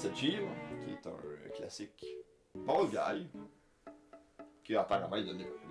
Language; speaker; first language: French; native; French